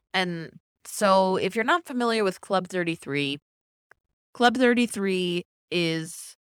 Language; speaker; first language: English; native; English